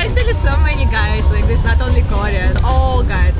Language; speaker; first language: English; non-native, learner; Russian